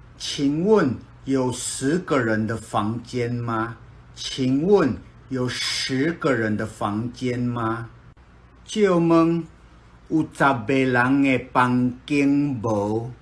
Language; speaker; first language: Chinese; non-native, fluent; Filipino